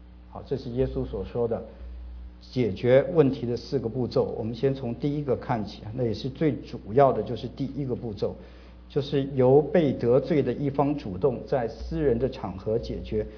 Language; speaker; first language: Chinese; native; Chinese